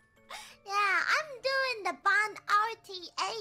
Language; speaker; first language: English; non-native, learner; Japanese